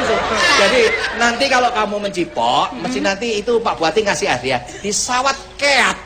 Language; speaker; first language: Indonesian; non-native, local second language; Javanese